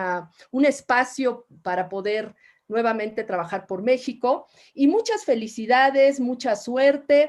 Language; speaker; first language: Spanish; native; Spanish